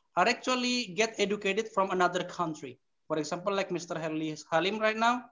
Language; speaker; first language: English; non-native, fluent; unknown